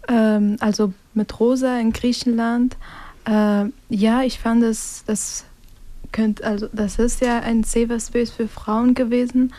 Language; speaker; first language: German; non-native, fluent; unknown